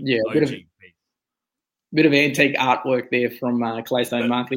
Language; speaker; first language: English; native; English